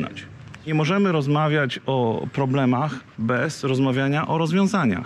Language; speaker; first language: Polish; native; Polish